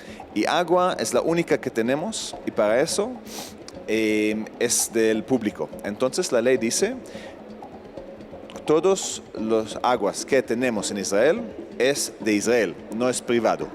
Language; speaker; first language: Spanish; non-native, fluent; Hebrew